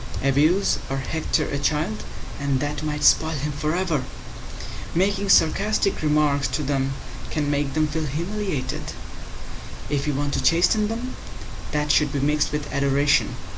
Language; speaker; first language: English; non-native, local second language; Bangla